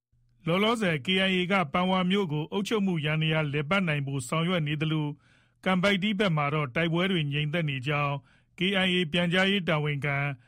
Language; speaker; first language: Burmese; native; Burmese